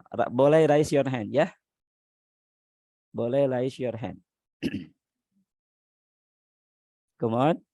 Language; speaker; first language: English; non-native, learner; Indonesian